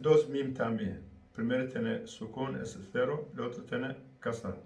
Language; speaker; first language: Spanish; non-native, learner; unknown